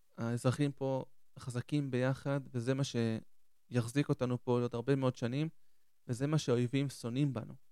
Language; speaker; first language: Hebrew; early bilingual, other home language; Spanish